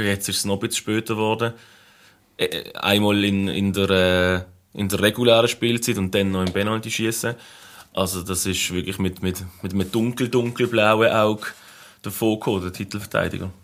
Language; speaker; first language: German; native; German